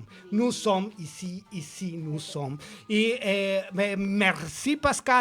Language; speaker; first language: French; non-native, learner; Spanish